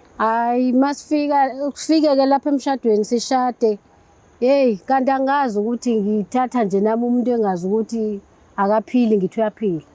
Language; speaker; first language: Zulu; native; Zulu